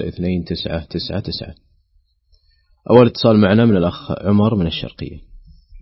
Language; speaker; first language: Arabic; native; Arabic